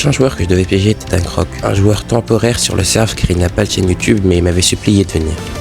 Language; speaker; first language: French; native; French